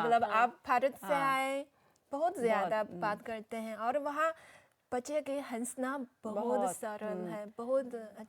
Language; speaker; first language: Hindi; non-native, fluent; Chinese